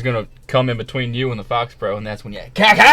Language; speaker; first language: English; native; English